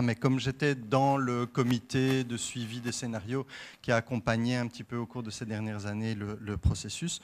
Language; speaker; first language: French; native; French